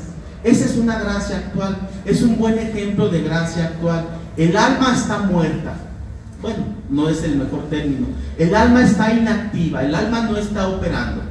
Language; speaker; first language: Spanish; native; Spanish